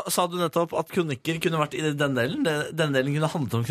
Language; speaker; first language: Norwegian; native; Norwegian